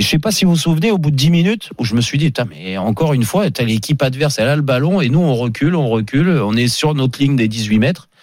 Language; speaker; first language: French; native; French